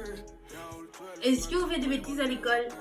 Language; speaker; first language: French; native; French